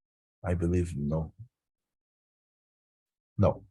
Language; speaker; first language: English; non-native, learner; Portuguese